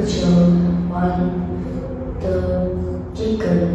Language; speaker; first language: English; non-native, learner; Vietnamese